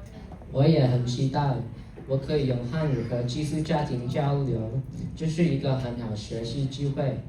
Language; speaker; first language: Chinese; non-native, learner; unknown